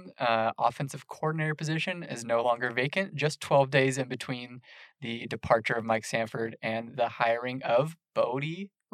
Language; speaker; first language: English; native; English